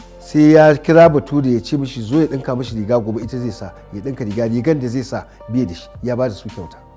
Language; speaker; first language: Hausa; native; Hausa